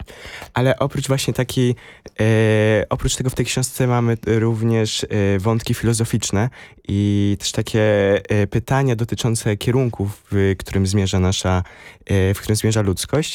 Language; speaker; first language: Polish; native; Polish